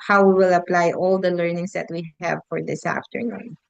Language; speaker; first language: English; non-native, local second language; Filipino